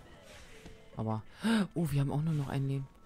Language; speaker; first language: German; native; German